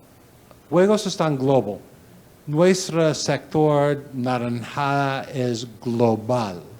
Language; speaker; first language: Spanish; non-native, learner; English